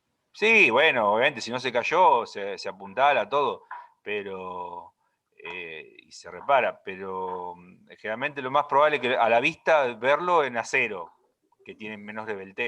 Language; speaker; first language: Spanish; native; Spanish